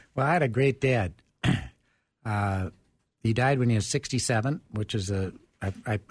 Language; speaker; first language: English; early bilingual, other home language; German